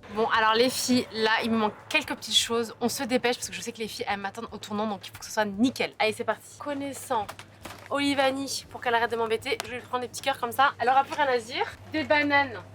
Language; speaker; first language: French; native; French